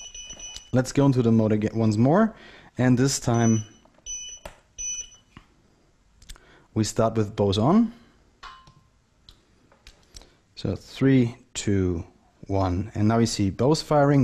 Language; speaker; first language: English; non-native, fluent; German